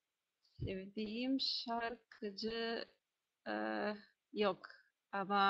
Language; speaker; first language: Turkish; non-native, learner; Russian